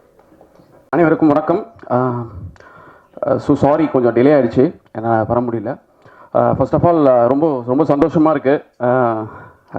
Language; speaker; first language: Tamil; native; Tamil